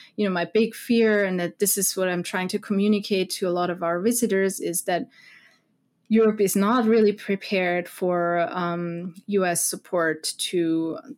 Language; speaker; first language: English; non-native, fluent; German